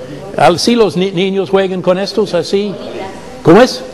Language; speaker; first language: Spanish; non-native, fluent; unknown